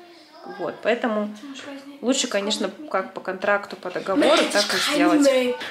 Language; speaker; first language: Russian; native; Russian